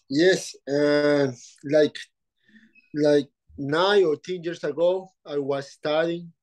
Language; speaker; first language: English; non-native, learner; Spanish